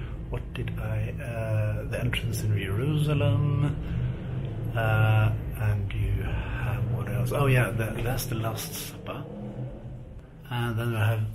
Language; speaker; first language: English; non-native, fluent; Swedish